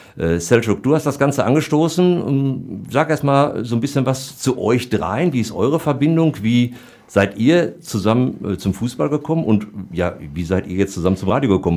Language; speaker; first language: German; native; German